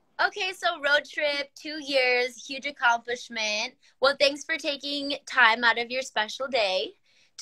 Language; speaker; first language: English; early bilingual, other home language; Spanish